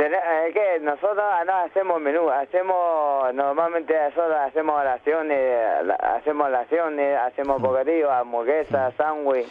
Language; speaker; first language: Spanish; non-native, learner; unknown